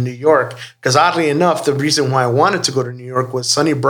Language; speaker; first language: English; native; English